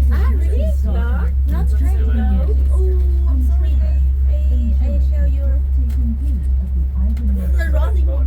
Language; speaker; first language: English; non-native, learner; Chinese